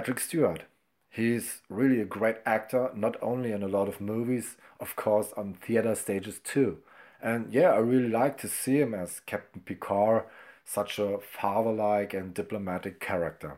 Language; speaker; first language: English; non-native, fluent; German